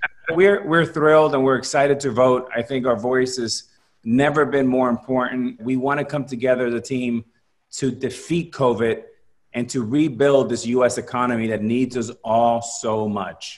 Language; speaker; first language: English; early bilingual, other home language; Spanish